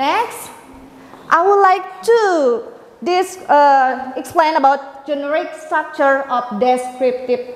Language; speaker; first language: English; non-native, fluent; Indonesian